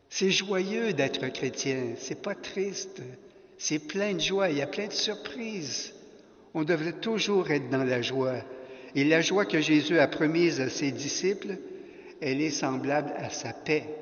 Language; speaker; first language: French; native; French